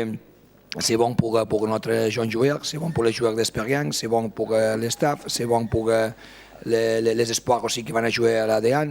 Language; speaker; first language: French; non-native, fluent; Spanish